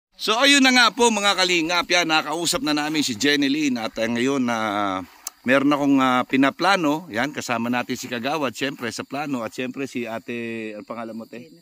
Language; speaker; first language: Filipino; native; Filipino